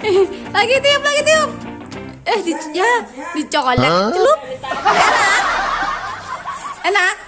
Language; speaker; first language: Indonesian; native; Indonesian